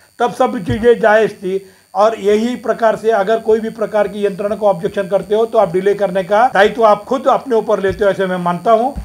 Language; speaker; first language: Hindi; non-native, local second language; Marathi